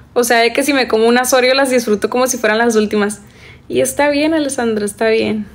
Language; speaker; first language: Spanish; native; Spanish